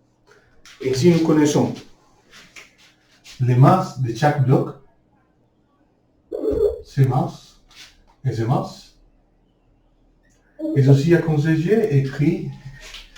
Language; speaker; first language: French; non-native, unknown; Spanish